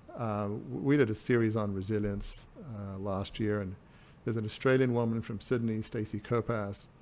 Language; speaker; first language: English; native; English